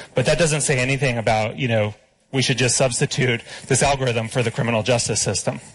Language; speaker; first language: English; native; English